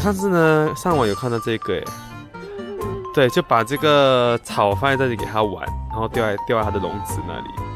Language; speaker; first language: Chinese; native; Chinese